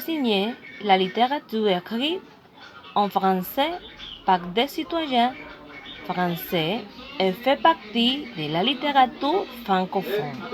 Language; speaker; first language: French; non-native, learner; Spanish